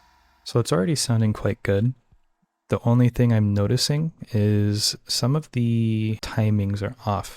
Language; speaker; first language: English; native; English